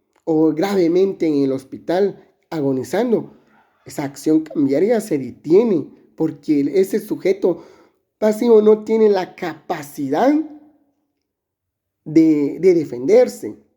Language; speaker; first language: Spanish; native; Spanish